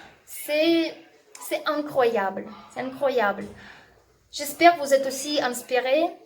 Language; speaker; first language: French; non-native, learner; Russian